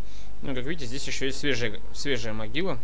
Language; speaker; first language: Russian; native; Russian